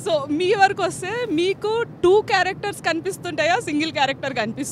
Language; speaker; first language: Telugu; native; Telugu